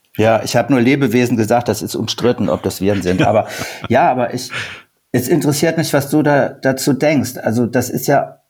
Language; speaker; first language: German; native; German